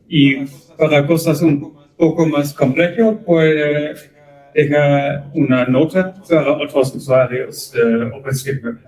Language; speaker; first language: Spanish; non-native, learner; German